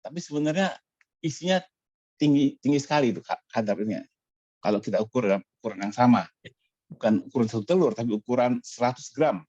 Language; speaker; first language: Malay; native; Malay